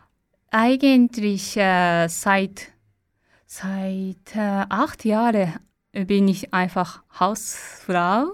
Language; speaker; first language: German; non-native, learner; Japanese